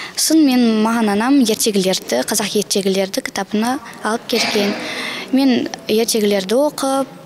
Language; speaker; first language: Kazakh; non-native, local second language; Russian